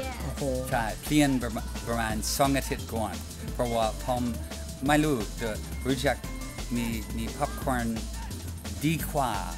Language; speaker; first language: Thai; non-native, learner; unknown